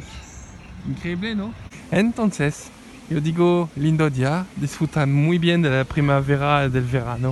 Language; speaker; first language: Spanish; non-native, fluent; French